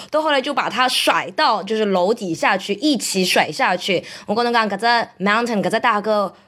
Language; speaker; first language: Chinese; native; Chinese